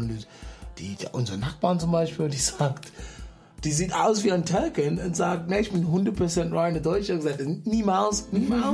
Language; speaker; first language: German; non-native, fluent; English